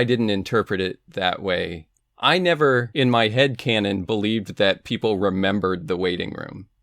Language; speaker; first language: English; native; English